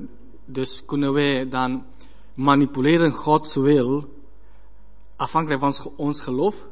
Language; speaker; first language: Dutch; non-native, learner; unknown